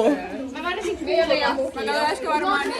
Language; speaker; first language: Finnish; native; Finnish